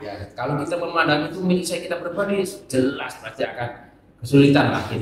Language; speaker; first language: Indonesian; native; Indonesian